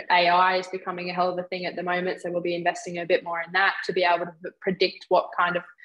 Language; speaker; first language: English; native; English